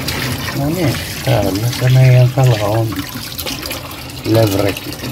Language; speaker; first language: Finnish; non-native, fluent; Turkish